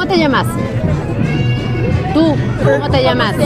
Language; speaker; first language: Spanish; native; Spanish